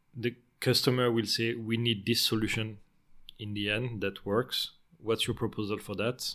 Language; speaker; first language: English; non-native, fluent; French